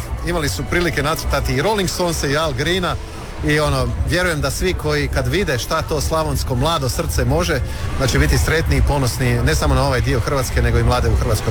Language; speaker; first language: Serbian; native; Serbian